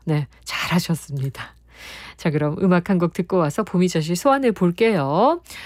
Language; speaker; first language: Korean; native; Korean